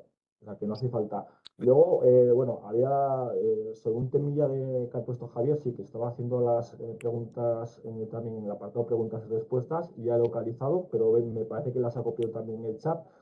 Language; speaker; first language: Spanish; native; Spanish